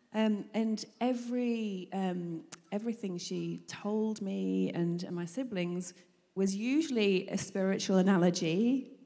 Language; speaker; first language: English; native; English